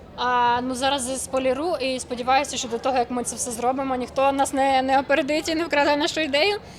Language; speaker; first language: Ukrainian; native; Ukrainian